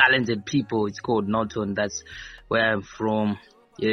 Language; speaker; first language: English; non-native, local second language; Shona